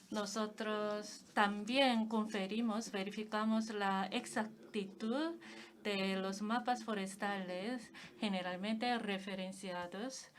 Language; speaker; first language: Spanish; non-native, fluent; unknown